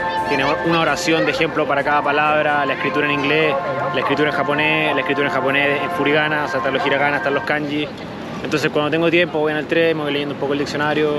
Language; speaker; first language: Spanish; native; Spanish